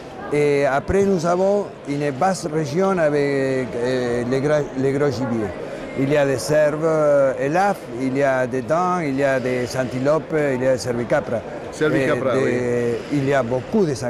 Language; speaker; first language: French; non-native, learner; Spanish